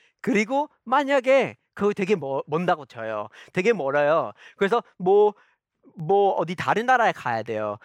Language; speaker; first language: Korean; non-native, fluent; English